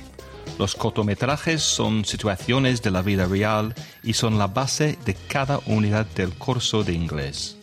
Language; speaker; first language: Spanish; non-native, fluent; English